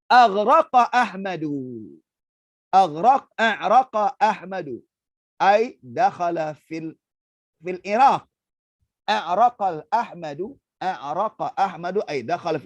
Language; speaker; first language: Arabic; non-native, fluent; Indonesian